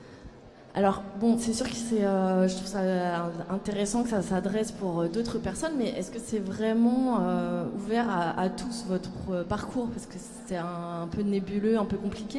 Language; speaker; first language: French; native; French